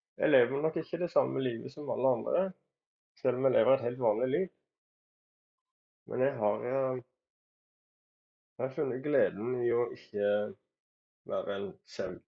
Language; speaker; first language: Norwegian; native; Norwegian